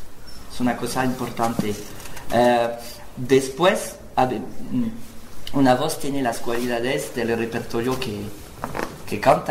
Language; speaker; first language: Spanish; non-native, learner; French